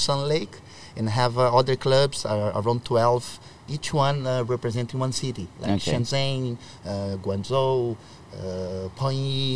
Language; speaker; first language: English; non-native, learner; Portuguese